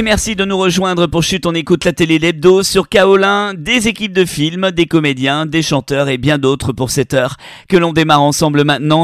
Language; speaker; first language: French; native; French